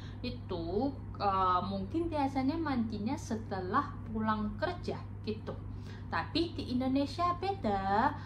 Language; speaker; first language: Indonesian; non-native, learner; Chinese